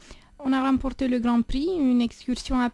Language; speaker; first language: French; non-native, fluent; Romanian